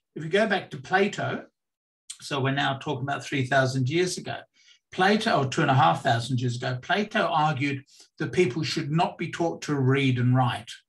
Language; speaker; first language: English; native; English